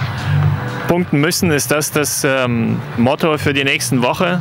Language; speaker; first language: German; native; German